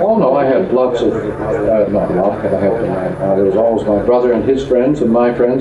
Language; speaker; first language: English; native; English